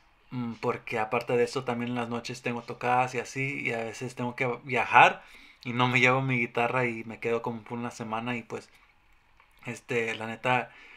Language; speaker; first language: Spanish; early bilingual, heritage; Spanish